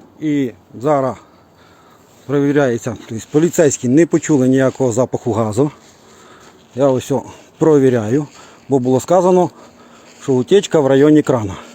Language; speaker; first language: Ukrainian; native; Ukrainian